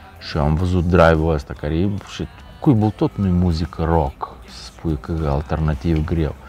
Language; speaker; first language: Romanian; non-native, local second language; Russian